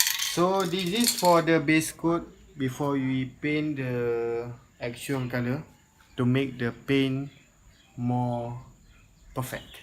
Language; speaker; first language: English; non-native, local second language; Malay